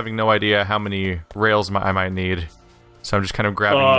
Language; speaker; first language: English; native; English